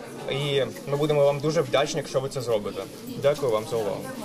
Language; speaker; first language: Ukrainian; native; Ukrainian